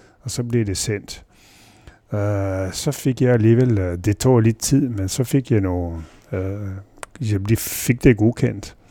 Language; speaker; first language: Danish; non-native, fluent; French